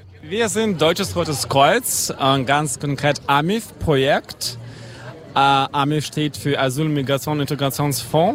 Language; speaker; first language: German; non-native, fluent; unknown